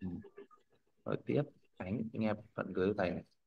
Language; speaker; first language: Vietnamese; native; Vietnamese